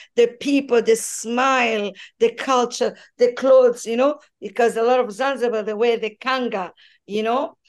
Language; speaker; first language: English; non-native, local second language; Swahili